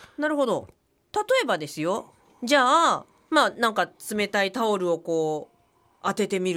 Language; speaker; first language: Japanese; native; Japanese